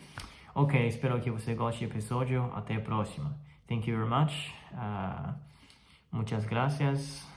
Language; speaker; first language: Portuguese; non-native, fluent; Chinese